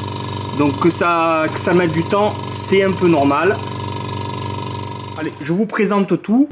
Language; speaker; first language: French; native; French